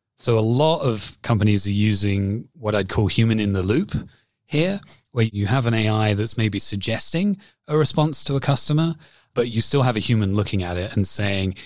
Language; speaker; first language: English; native; English